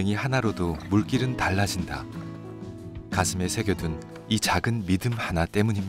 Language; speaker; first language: Korean; native; Korean